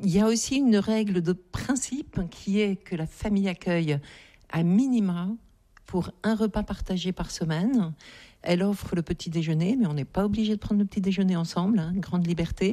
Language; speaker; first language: French; native; French